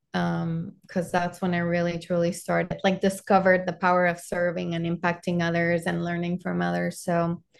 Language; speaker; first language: English; non-native, fluent; Spanish